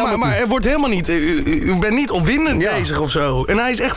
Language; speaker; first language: Dutch; native; Dutch